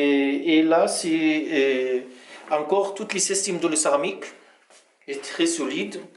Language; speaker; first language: French; non-native, fluent; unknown